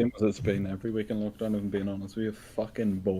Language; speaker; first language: English; native; English